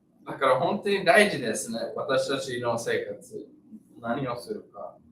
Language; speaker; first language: Japanese; non-native, learner; English